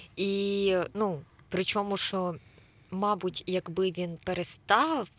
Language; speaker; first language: Ukrainian; native; Ukrainian